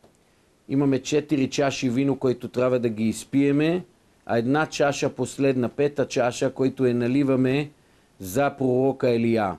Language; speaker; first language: Bulgarian; non-native, fluent; Hebrew